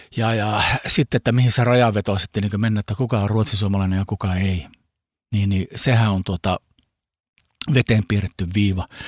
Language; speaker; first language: Finnish; early bilingual, heritage; Finnish